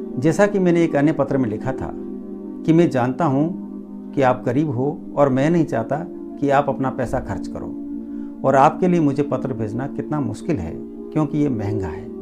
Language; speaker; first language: Hindi; native; Hindi